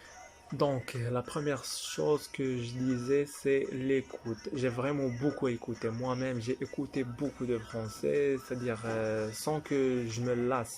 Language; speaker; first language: French; non-native, fluent; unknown